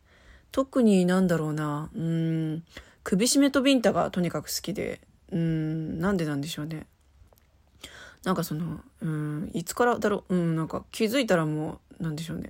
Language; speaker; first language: Japanese; native; Japanese